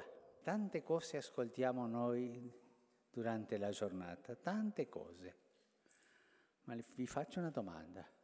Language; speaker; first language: Italian; non-native, fluent; Spanish